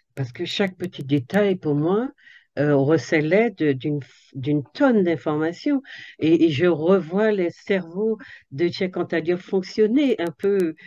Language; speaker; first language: French; native; French